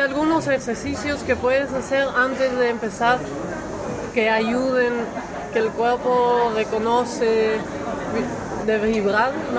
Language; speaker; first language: Spanish; non-native, fluent; Dutch